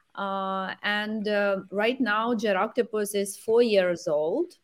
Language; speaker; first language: English; non-native, fluent; Ukrainian